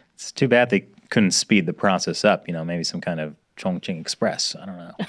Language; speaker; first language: English; native; English